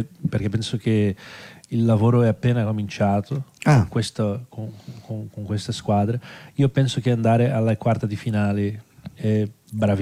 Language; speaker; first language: Italian; non-native, fluent; Portuguese